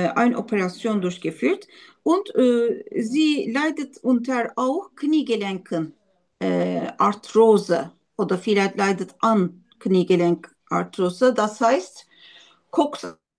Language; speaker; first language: German; non-native, learner; Turkish